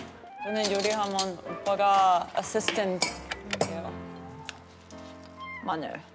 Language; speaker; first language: Korean; non-native, learner; German